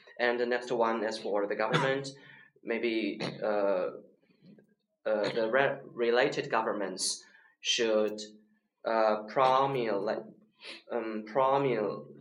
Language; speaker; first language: English; non-native, learner; Chinese